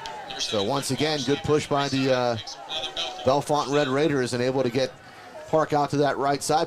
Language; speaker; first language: English; native; English